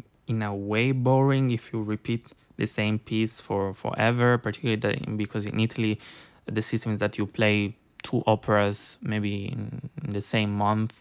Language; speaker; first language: English; non-native, fluent; Italian